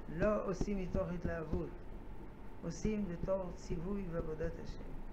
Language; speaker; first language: Hebrew; non-native, fluent; French